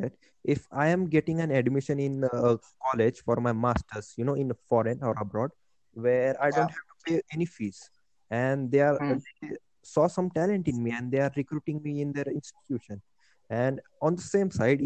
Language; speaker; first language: English; non-native, local second language; Marathi